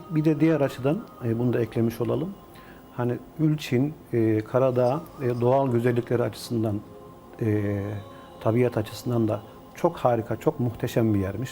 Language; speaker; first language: Turkish; native; Turkish